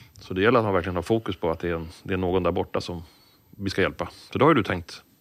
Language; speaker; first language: Swedish; native; Swedish